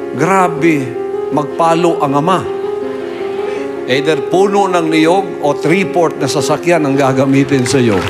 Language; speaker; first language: Filipino; non-native, local second language; Cebuano